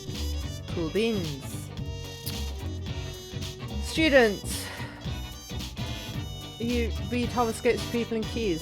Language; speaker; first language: English; native; English